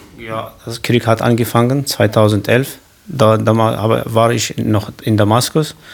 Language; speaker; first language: German; non-native, learner; Kurdish